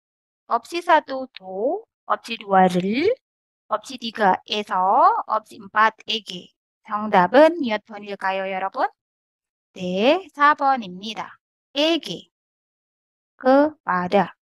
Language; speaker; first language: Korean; non-native, fluent; Indonesian